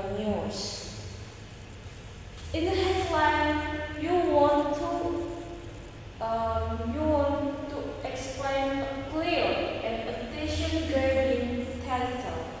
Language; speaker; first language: English; non-native, learner; Indonesian